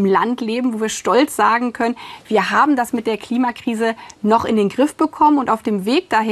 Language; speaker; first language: German; native; German